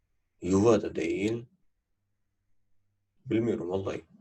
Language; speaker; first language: Turkish; non-native, fluent; Urdu